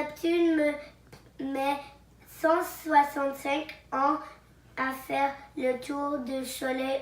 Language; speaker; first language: French; non-native, local second language; English